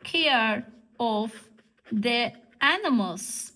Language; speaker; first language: English; non-native, fluent; Azerbaijani